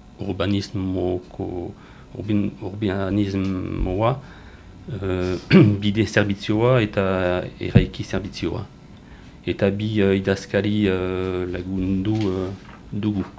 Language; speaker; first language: Basque; non-native, learner; French